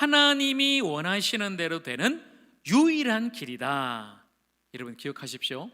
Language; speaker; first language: Korean; native; Korean